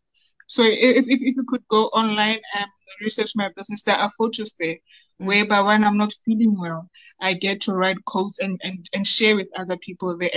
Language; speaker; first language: English; non-native, local second language; Southern Sotho